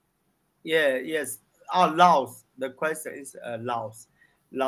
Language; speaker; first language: English; non-native, learner; Chinese